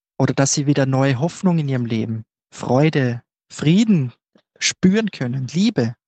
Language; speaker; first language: German; native; German